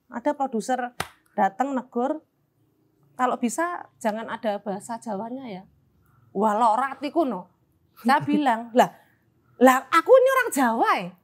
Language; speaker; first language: Indonesian; non-native, local second language; Javanese